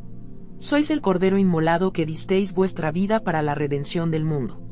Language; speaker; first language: Spanish; native; Spanish